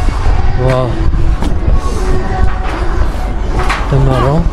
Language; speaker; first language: English; non-native, local second language; Filipino